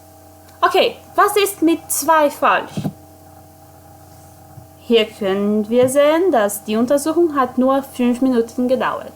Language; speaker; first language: German; non-native, fluent; Portuguese